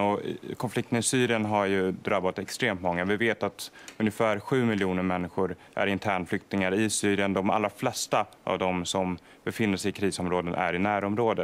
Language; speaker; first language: Swedish; native; Swedish